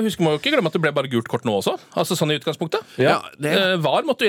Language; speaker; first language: Norwegian; native; Norwegian